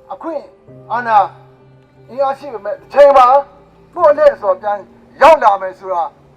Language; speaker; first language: Burmese; non-native, local second language; Kachin